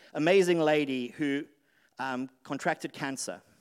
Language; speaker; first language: English; native; English